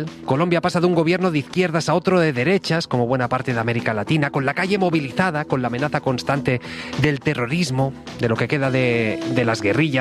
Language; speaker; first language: Spanish; native; Spanish